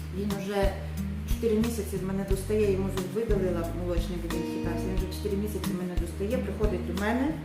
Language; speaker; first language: Ukrainian; native; Ukrainian